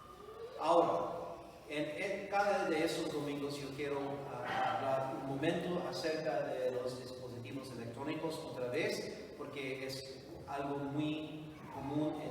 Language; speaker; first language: Spanish; non-native, fluent; English